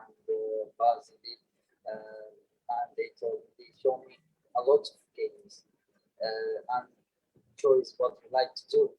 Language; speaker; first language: English; non-native, learner; Arabic